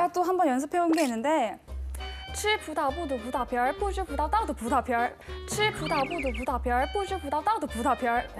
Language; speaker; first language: Chinese; non-native, learner; Korean